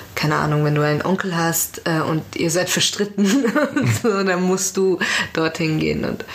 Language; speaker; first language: German; early bilingual, other home language; Persian